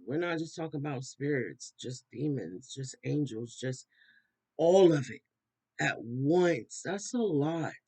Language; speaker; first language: English; native; English